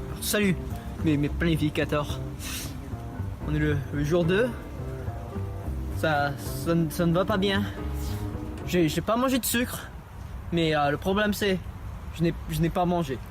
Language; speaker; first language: French; non-native, learner; English